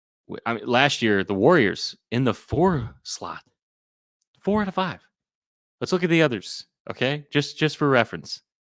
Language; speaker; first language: English; native; English